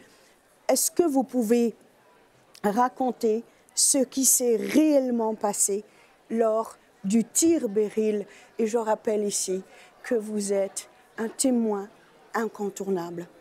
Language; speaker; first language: French; native; French